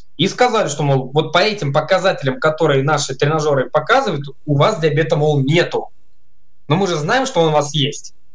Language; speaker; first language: Russian; native; Russian